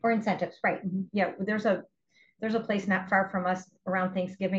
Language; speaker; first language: English; native; English